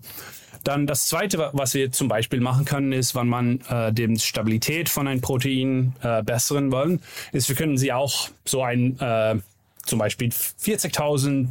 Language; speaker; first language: German; non-native, learner; Dutch